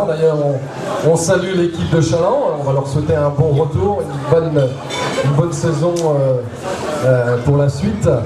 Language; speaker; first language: French; native; French